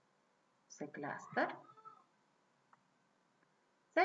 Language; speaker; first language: French; non-native, fluent; Uzbek